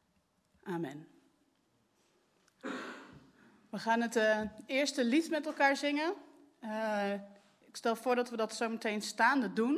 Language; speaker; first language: Dutch; native; Dutch